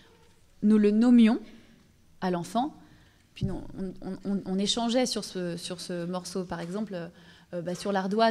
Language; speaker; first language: French; native; French